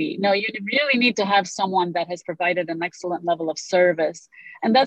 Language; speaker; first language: English; non-native, fluent; Romanian